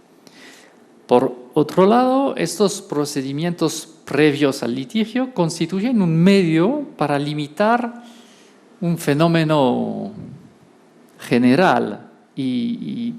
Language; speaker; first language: Spanish; non-native, fluent; French